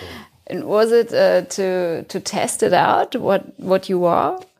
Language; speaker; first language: English; non-native, fluent; German